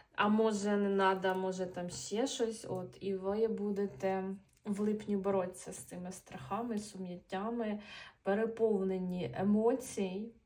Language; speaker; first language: Ukrainian; non-native, local second language; Russian